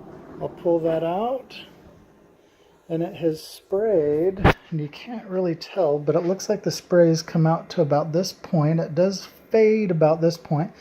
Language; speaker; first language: English; native; English